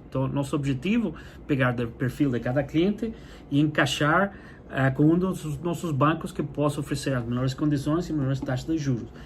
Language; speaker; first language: Portuguese; non-native, fluent; English